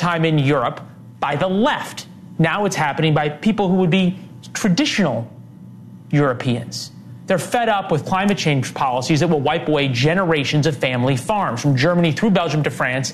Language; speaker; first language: English; native; English